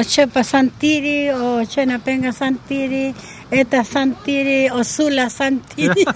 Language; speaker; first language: Swedish; non-native, learner; Spanish